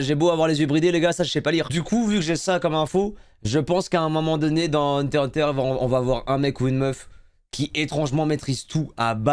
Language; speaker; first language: French; native; French